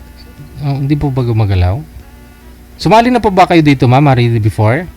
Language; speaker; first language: Filipino; native; Filipino